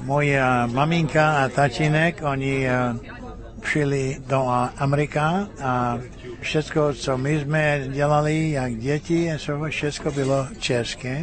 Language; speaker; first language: Czech; early bilingual, heritage; Czech